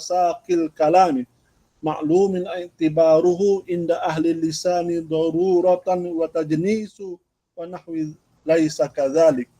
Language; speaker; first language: Arabic; non-native, fluent; Malay